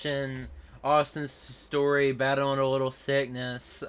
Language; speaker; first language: English; native; English